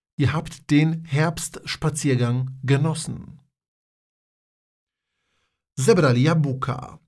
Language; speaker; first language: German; non-native, fluent; Polish